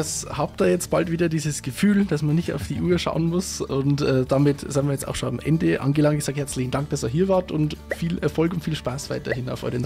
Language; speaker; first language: German; native; German